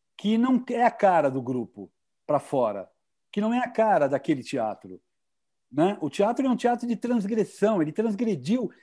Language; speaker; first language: Portuguese; native; Portuguese